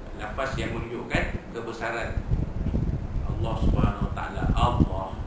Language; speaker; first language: Malay; native; Malay